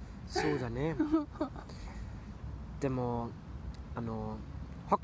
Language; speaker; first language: Japanese; non-native, learner; German